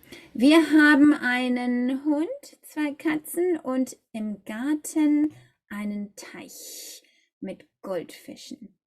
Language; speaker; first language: German; non-native, fluent; English